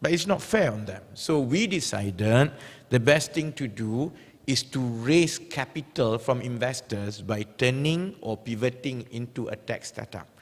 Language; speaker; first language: English; non-native, local second language; Malay